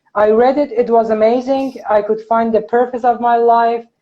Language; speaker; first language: English; non-native, fluent; Persian